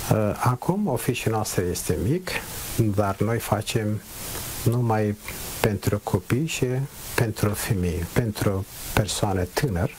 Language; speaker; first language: Romanian; non-native, learner; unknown